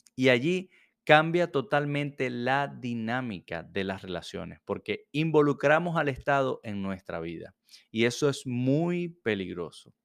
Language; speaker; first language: Spanish; native; Spanish